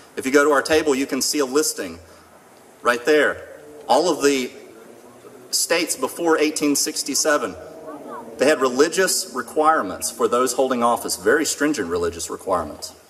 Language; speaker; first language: English; native; English